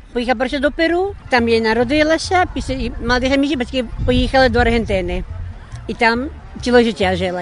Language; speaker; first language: Ukrainian; early bilingual, heritage; Ukrainian